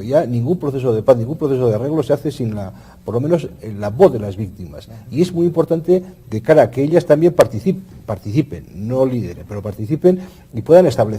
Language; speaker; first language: Spanish; native; Spanish